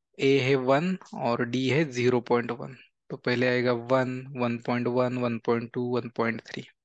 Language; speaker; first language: Hindi; non-native, local second language; Marathi